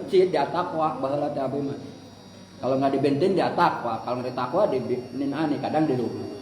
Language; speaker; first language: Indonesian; non-native, local second language; Sundanese